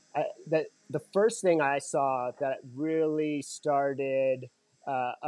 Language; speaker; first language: English; native; English